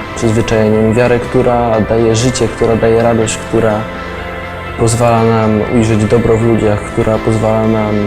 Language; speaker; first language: Polish; native; Polish